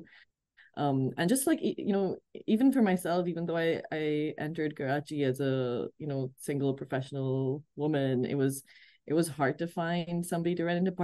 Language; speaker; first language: English; non-native, local second language; Urdu